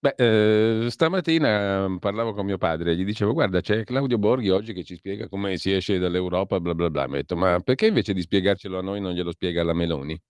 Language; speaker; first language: Italian; native; Italian